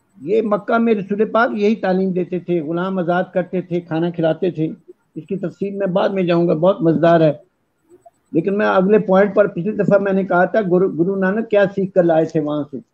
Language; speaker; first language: Urdu; non-native, local second language; Punjabi